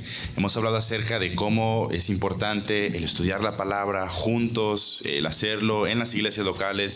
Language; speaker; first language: Spanish; native; Spanish